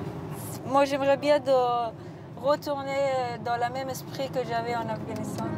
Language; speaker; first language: French; non-native, learner; Persian